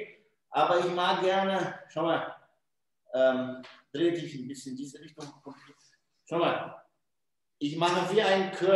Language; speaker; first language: German; non-native, fluent; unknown